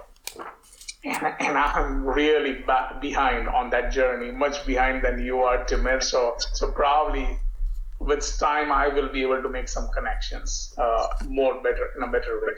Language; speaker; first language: English; non-native, local second language; Gujarati